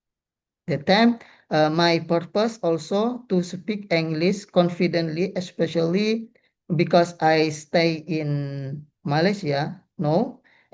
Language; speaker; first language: English; non-native, learner; Indonesian